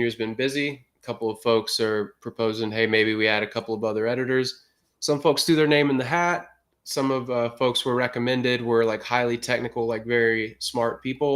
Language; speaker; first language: English; native; English